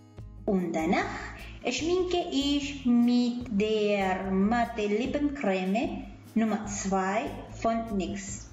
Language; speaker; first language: German; non-native, fluent; Spanish